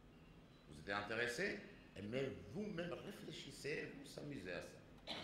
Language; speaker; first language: French; non-native, fluent; Czech